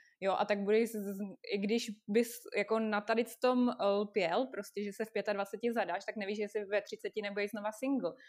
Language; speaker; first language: Czech; non-native, fluent; Russian